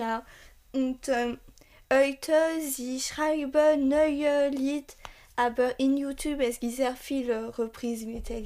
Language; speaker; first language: German; non-native, learner; French